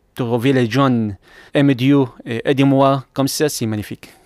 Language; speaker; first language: French; non-native, learner; Arabic